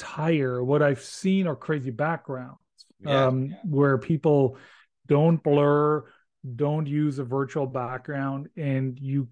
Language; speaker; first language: English; non-native, fluent; German